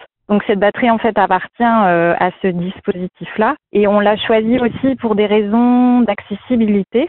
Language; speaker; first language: French; native; French